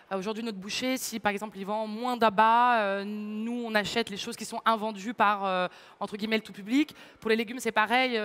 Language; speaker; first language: French; native; French